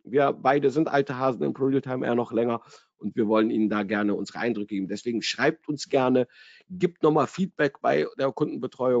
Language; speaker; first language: German; native; German